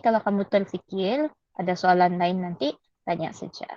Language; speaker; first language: Malay; native; Malay